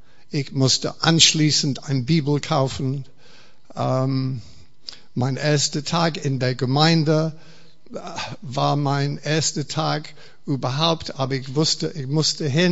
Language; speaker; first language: German; non-native, fluent; English